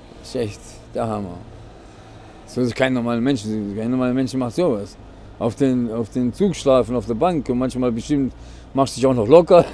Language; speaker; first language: German; non-native, fluent; Portuguese